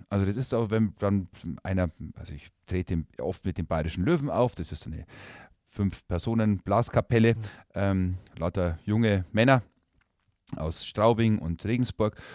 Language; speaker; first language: German; native; German